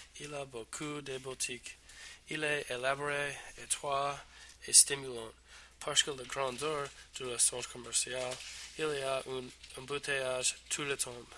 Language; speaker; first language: French; non-native, learner; English